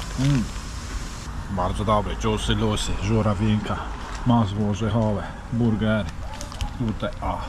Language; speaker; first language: Polish; non-native, fluent; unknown